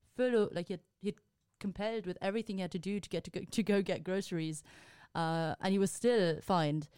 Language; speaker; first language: English; non-native, fluent; Spanish